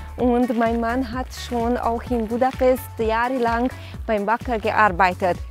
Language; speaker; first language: German; non-native, fluent; Hungarian